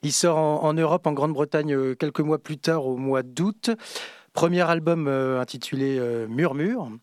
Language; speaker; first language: French; native; French